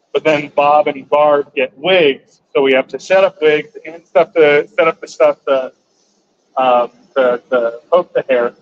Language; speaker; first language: English; native; English